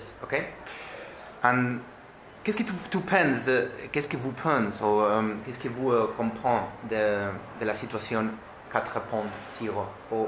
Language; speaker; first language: French; non-native, learner; Spanish